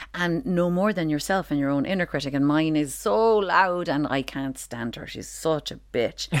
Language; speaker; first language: English; native; English